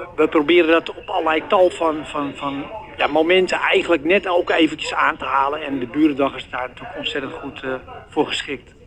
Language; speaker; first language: Dutch; native; Dutch